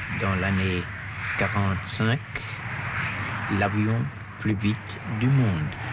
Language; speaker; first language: French; non-native, fluent; German